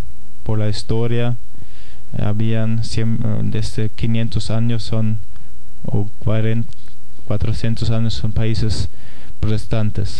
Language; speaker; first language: Spanish; non-native, fluent; German